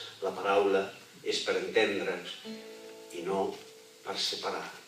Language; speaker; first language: Catalan; non-native, local second language; Spanish